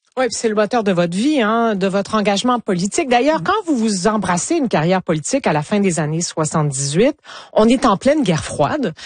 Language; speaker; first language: French; native; French